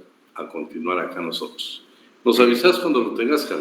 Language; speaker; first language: Spanish; native; Spanish